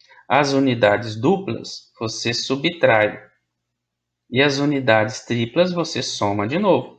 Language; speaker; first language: Portuguese; native; Portuguese